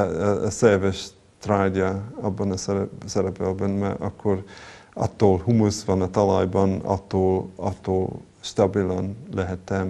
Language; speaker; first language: Hungarian; non-native, fluent; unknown